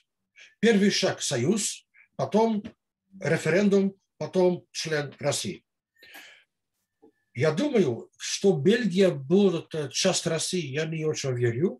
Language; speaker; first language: Russian; non-native, fluent; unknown